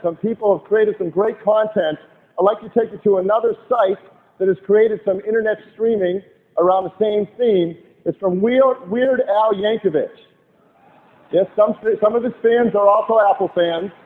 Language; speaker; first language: English; native; English